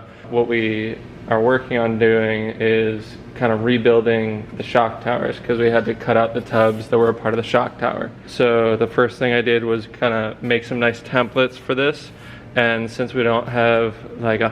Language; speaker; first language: English; native; English